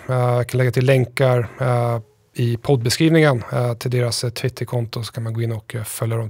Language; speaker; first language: Swedish; native; Swedish